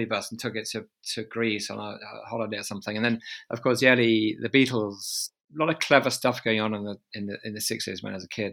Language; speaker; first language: English; native; English